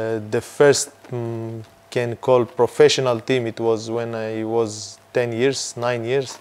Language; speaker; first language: English; non-native, fluent; Hebrew